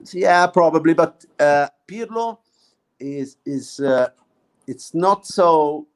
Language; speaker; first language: English; non-native, fluent; Italian